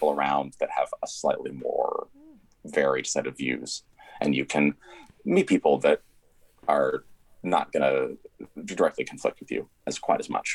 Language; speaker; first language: English; native; English